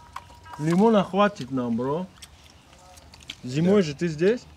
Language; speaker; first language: Russian; non-native, local second language; Tajik